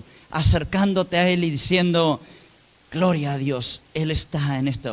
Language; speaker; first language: Spanish; native; Spanish